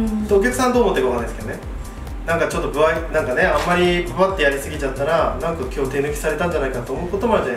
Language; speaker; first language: Japanese; native; Japanese